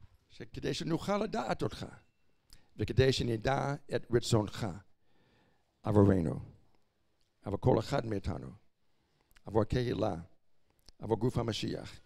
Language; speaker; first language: Hebrew; non-native, fluent; English